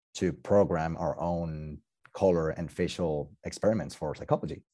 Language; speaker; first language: English; non-native, fluent; Spanish